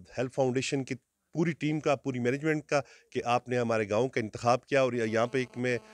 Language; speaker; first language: Urdu; non-native, local second language; Northern Hindko